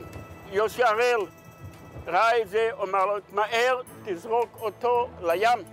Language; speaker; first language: Hebrew; non-native, fluent; Yiddish